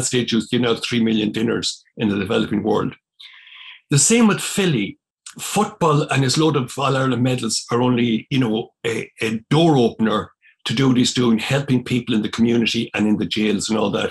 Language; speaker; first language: English; native; English